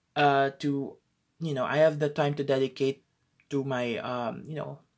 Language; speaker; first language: English; non-native, local second language; Filipino